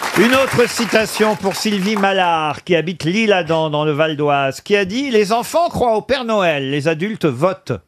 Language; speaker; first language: French; native; French